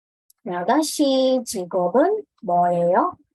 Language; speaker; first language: Korean; non-native, fluent; Indonesian